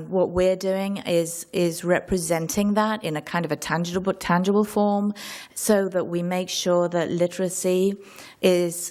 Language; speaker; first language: English; native; English